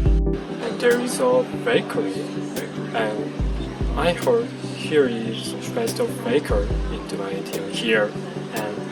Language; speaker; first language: English; non-native, learner; Korean